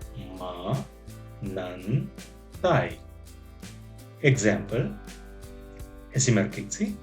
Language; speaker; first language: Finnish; non-native, fluent; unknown